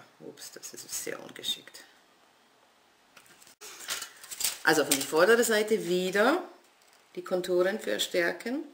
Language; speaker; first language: German; non-native, fluent; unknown